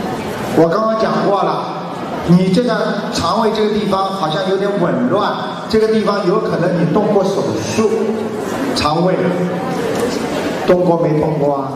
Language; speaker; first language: Chinese; native; Chinese